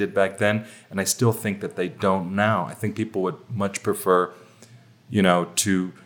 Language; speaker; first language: English; native; English